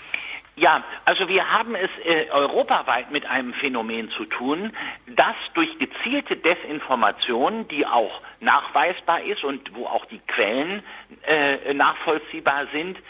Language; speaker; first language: German; native; German